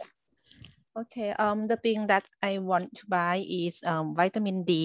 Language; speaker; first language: English; non-native, learner; Thai